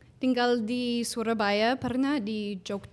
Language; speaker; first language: Indonesian; non-native, fluent; English